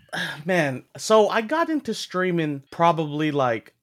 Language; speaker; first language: English; native; English